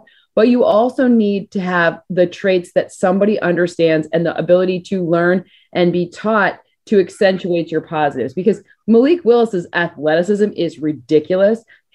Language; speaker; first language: English; native; English